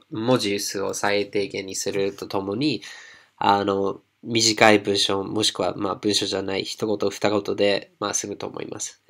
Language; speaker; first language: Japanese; non-native, fluent; English